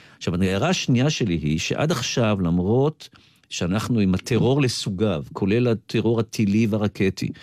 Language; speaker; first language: Hebrew; native; Hebrew